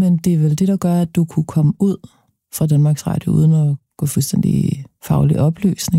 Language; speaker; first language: Danish; native; Danish